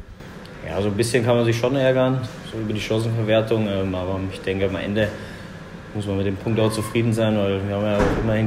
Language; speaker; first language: German; native; German